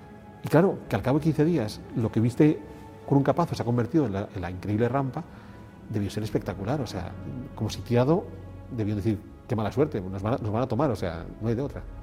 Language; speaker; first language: Spanish; native; Spanish